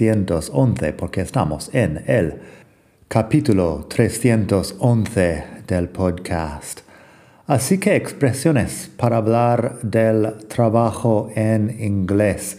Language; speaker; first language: Spanish; non-native, fluent; English